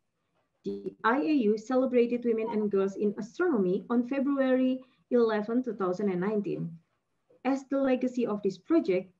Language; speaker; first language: English; non-native, fluent; Indonesian